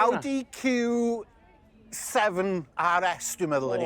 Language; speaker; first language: Welsh; native; Welsh